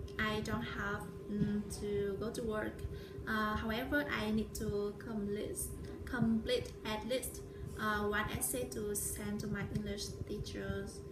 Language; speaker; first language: English; non-native, learner; Vietnamese